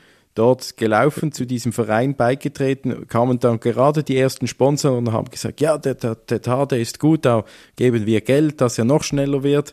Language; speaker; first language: German; native; German